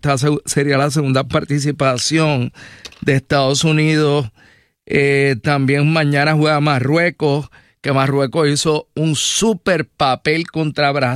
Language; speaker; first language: Spanish; native; Spanish